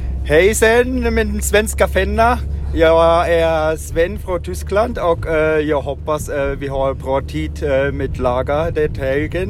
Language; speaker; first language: Swedish; non-native, learner; German